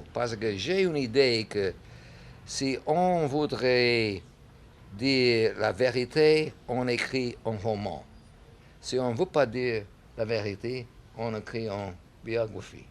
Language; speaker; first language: French; non-native, learner; English